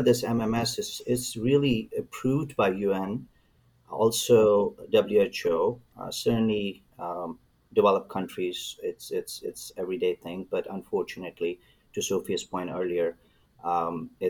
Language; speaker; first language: English; non-native, local second language; Urdu